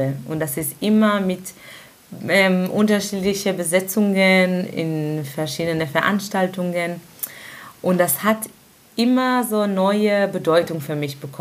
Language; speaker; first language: German; non-native, fluent; Hebrew